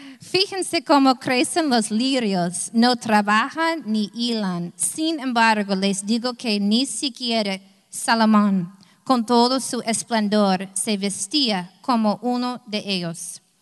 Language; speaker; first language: Spanish; non-native, fluent; English